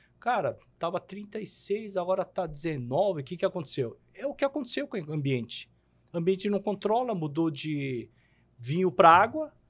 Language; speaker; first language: Portuguese; early bilingual, other home language; Korean